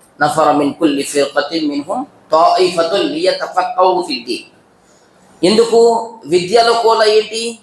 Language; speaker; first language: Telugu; non-native, local second language; Urdu